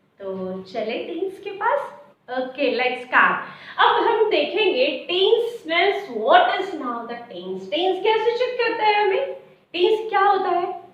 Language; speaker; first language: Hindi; non-native, local second language; Marathi